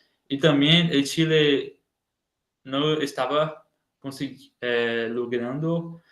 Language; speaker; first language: Spanish; non-native, learner; Portuguese